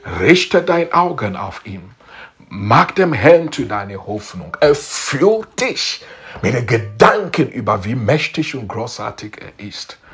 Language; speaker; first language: German; non-native, learner; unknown